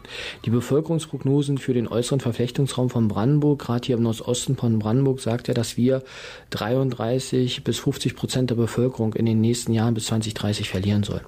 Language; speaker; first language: German; native; German